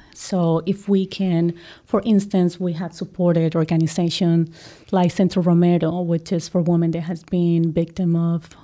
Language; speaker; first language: English; non-native, fluent; Spanish